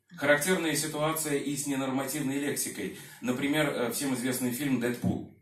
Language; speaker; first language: Russian; native; Russian